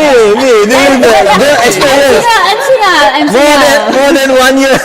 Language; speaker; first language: English; non-native, learner; Indonesian